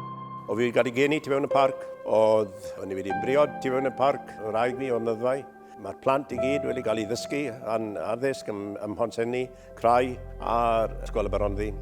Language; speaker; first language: Welsh; native; Welsh